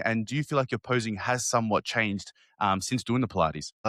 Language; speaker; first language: English; native; English